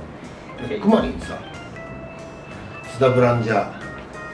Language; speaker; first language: Indonesian; non-native, learner; Japanese